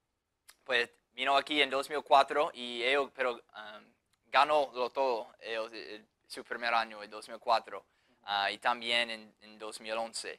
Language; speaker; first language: Spanish; non-native, fluent; English